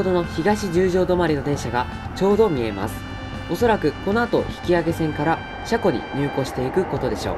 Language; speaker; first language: Japanese; native; Japanese